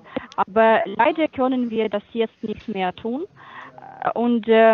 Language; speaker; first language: German; non-native, fluent; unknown